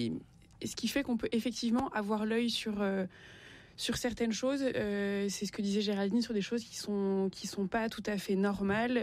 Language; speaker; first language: French; native; French